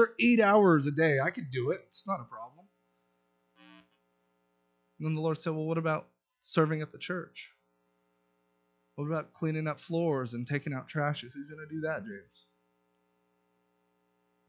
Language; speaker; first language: English; native; English